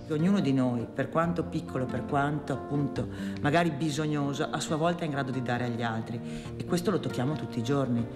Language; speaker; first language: Italian; native; Italian